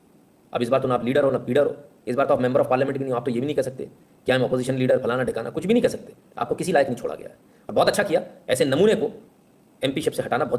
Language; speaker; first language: Hindi; native; Hindi